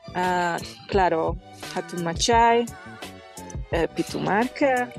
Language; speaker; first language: Spanish; non-native, fluent; Hungarian